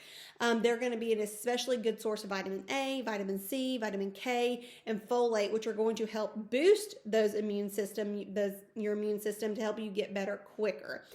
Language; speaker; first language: English; native; English